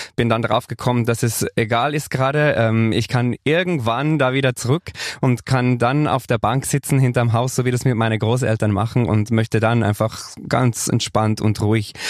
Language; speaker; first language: German; native; German